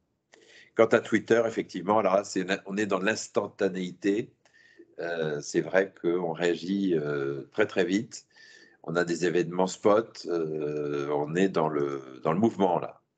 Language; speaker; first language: French; native; French